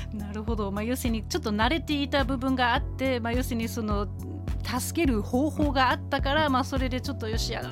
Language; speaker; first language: Japanese; non-native, fluent; German